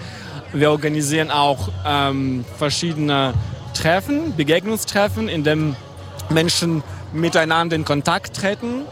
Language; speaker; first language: German; non-native, fluent; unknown